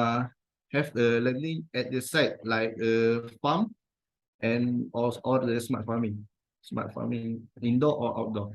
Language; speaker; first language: English; non-native, fluent; Malay